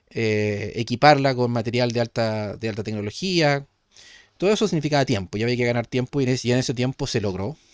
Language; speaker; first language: Spanish; native; Spanish